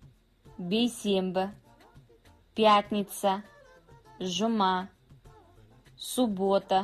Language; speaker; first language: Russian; non-native, fluent; Kazakh